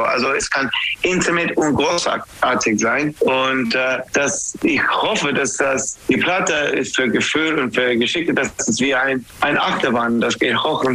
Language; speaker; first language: German; non-native, fluent; English